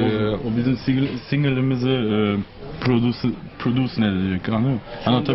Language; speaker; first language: Turkish; early bilingual, heritage; Turkish